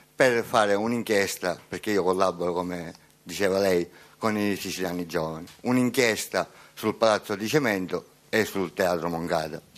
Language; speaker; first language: Italian; native; Italian